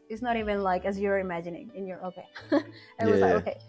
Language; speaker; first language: English; non-native, fluent; Spanish